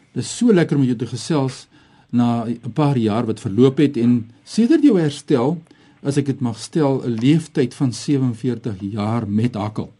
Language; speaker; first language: Afrikaans; native; Afrikaans